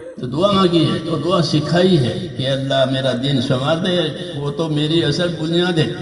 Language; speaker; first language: Urdu; non-native, local second language; Gujarati